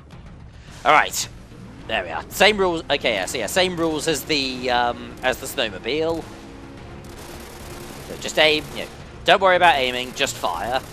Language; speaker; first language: English; native; English